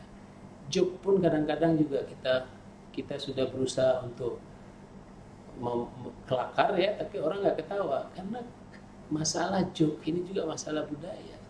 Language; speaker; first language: Indonesian; native; Indonesian